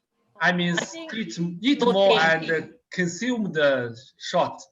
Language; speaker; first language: English; non-native, learner; Chinese